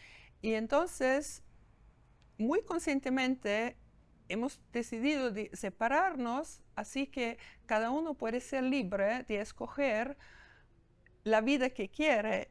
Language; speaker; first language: Spanish; non-native, fluent; German